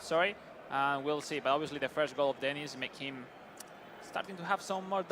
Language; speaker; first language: English; non-native, fluent; Spanish